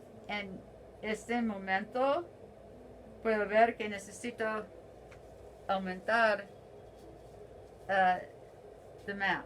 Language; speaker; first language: Spanish; non-native, learner; English